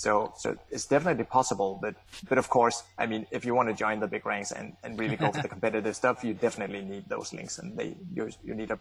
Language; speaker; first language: English; non-native, fluent; Danish